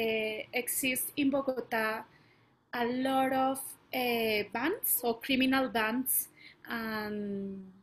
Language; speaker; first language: English; non-native, learner; Spanish